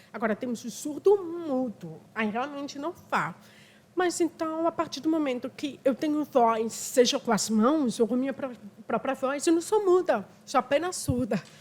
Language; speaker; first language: Portuguese; native; Portuguese